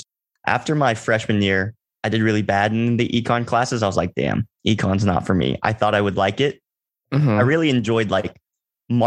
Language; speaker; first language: English; native; English